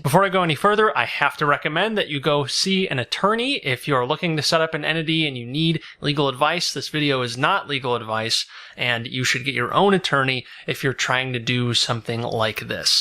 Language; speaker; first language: English; native; English